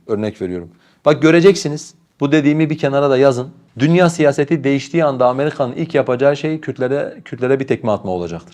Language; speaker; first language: Turkish; non-native, local second language; Kurdish